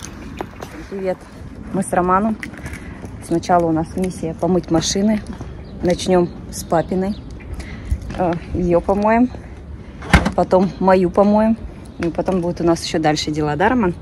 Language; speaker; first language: Russian; native; Russian